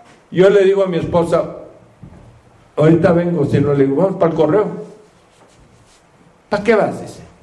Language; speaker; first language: Spanish; native; Spanish